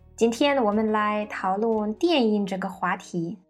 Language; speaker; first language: Chinese; non-native, fluent; Russian